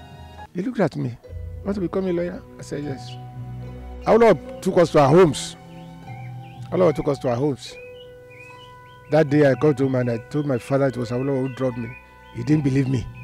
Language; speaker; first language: English; non-native, local second language; Yoruba